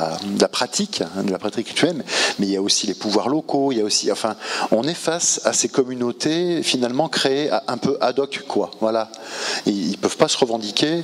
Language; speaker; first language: French; native; French